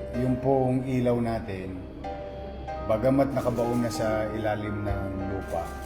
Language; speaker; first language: Filipino; native; Filipino